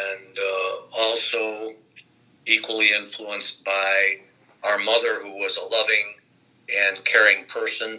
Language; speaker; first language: English; native; English